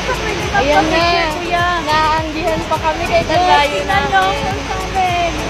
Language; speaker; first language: Filipino; non-native, local second language; Cebuano